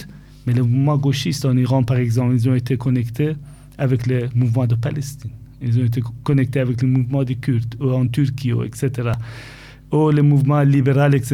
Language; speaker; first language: French; non-native, fluent; Persian